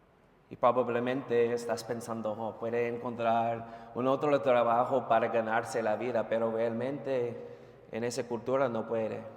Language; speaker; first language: Spanish; non-native, fluent; English